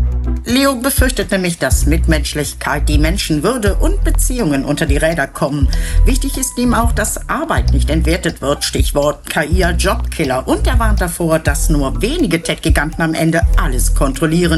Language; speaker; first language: German; native; German